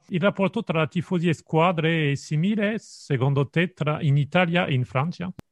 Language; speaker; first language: Italian; non-native, fluent; French